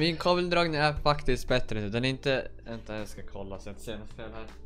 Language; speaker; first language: Swedish; native; Swedish